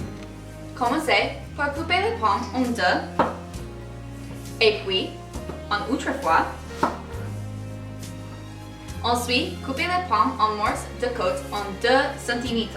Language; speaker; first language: French; non-native, learner; English